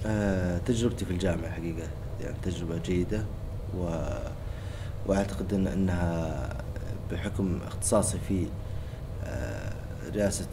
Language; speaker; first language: Arabic; native; Arabic